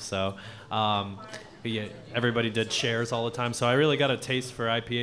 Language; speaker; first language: English; native; English